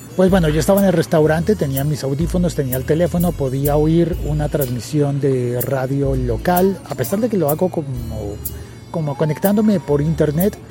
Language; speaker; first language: Spanish; native; Spanish